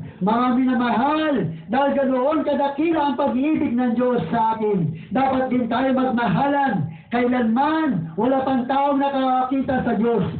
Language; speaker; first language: Filipino; non-native, local second language; Waray